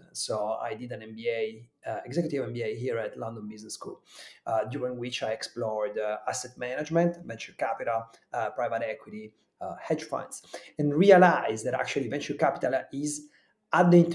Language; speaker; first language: English; non-native, fluent; Italian